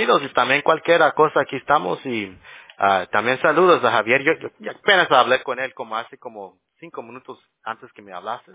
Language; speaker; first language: Spanish; early bilingual, heritage; English